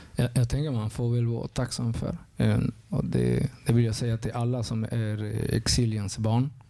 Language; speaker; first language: Swedish; early bilingual, other home language; Spanish